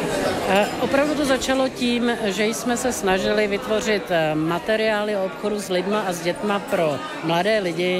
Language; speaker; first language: Czech; native; Czech